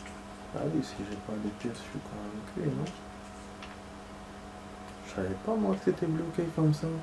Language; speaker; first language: French; native; French